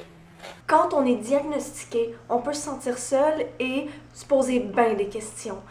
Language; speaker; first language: French; native; French